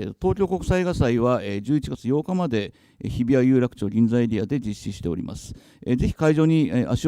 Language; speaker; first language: Japanese; native; Japanese